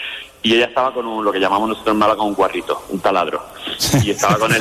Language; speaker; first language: Spanish; native; Spanish